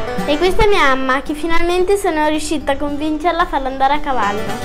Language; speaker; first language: Italian; native; Italian